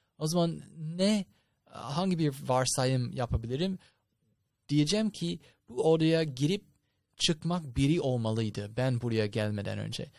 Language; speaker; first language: Turkish; non-native, fluent; English